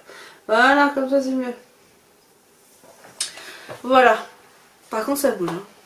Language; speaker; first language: French; native; French